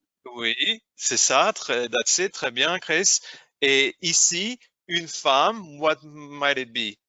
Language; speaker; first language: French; non-native, fluent; English